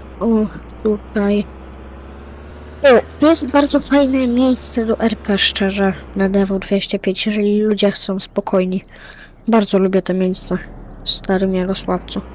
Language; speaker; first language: Polish; native; Polish